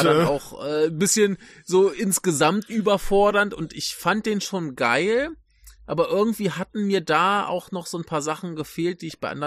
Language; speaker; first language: German; native; German